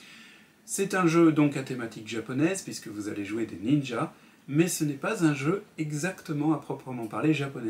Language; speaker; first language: French; native; French